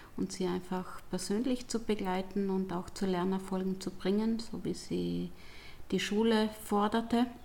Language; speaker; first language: German; native; German